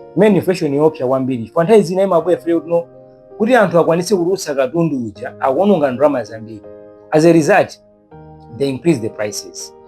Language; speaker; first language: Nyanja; non-native, local second language; Bemba